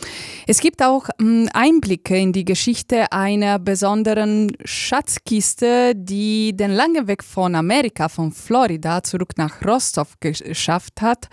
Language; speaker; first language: German; native; German